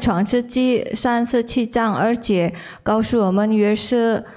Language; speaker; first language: Chinese; non-native, learner; Indonesian